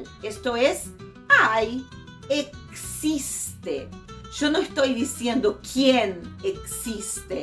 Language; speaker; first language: Spanish; non-native, fluent; Portuguese